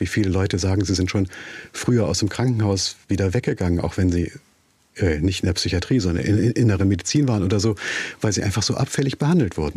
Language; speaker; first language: German; native; German